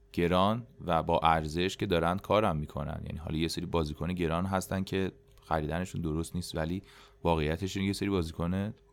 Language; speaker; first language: Persian; native; Persian